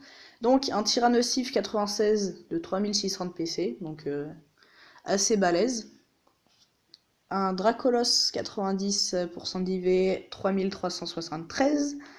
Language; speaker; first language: French; native; French